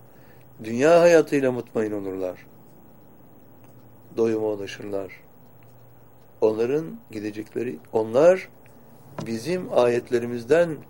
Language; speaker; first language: Turkish; native; Turkish